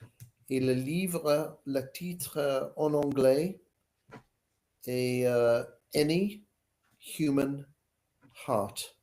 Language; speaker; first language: French; non-native, learner; English